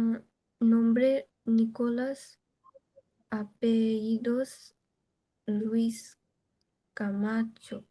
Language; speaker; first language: Spanish; non-native, learner; Bangla